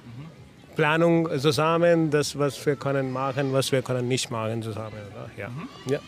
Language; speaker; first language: German; non-native, learner; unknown